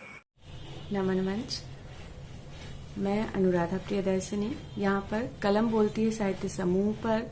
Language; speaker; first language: Hindi; native; Hindi